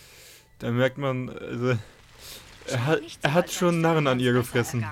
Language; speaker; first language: German; native; German